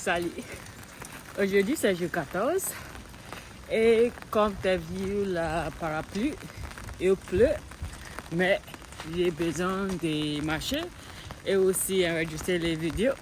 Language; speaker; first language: French; non-native, learner; English